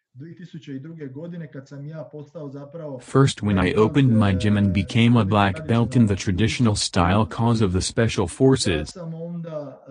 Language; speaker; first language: English; non-native, fluent; Croatian